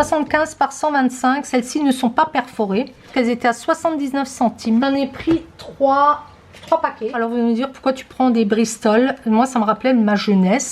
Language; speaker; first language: French; native; French